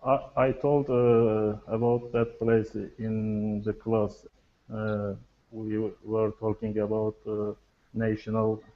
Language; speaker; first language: English; non-native, learner; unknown